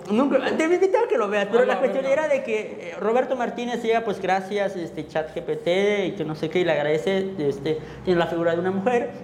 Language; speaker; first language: Spanish; non-native, local second language; Tzotzil